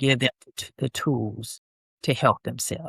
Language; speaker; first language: English; native; English